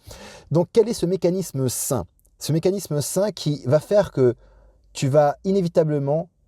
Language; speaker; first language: French; native; French